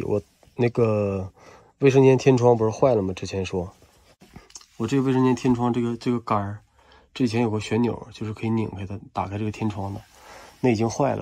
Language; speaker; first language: Chinese; native; Chinese